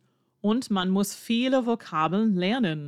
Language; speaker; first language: German; non-native, fluent; English